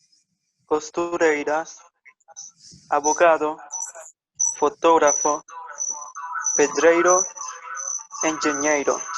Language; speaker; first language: Portuguese; non-native, learner; Spanish